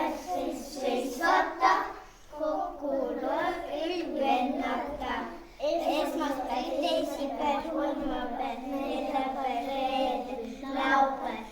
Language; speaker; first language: Estonian; non-native, local second language; Russian